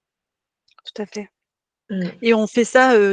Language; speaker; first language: French; native; French